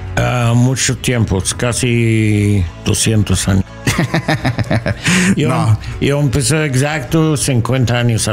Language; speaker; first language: Spanish; non-native, learner; English